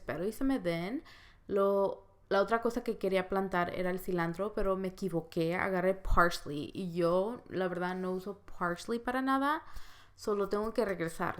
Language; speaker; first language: Spanish; early bilingual, other home language; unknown